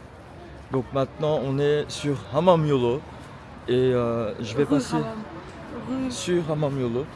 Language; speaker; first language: French; early bilingual, heritage; Turkish